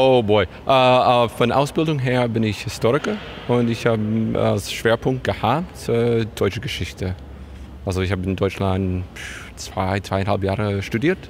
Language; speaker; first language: German; non-native, fluent; English